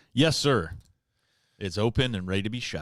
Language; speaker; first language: English; native; English